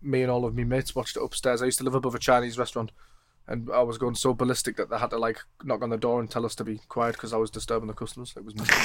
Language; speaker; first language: English; native; English